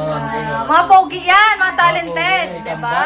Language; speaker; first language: Filipino; non-native, local second language; Cebuano